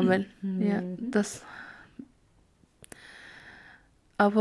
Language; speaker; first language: German; non-native, learner; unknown